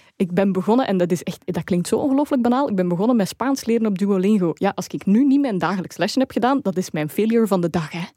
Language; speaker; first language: Dutch; native; Dutch